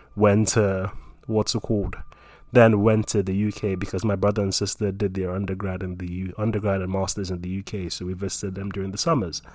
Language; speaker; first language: English; non-native, local second language; Yoruba